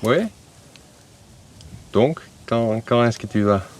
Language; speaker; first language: French; non-native, fluent; Dutch